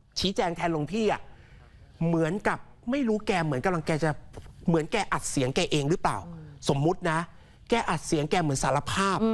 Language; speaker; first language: Thai; native; Thai